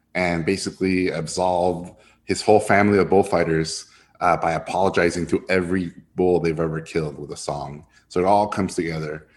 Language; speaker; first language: English; non-native, fluent; Spanish